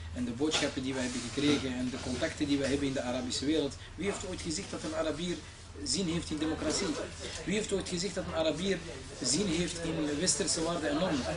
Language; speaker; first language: Dutch; early bilingual, other home language; Arabic